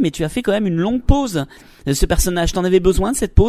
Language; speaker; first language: French; native; French